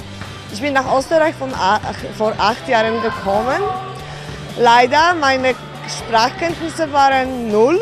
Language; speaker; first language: German; non-native, fluent; Polish